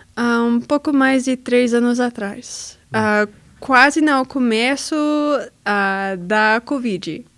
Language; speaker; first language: Portuguese; non-native, learner; English